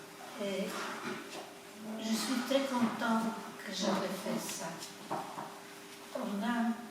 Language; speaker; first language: French; non-native, fluent; Polish